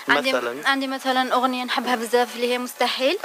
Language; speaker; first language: Arabic; native; Arabic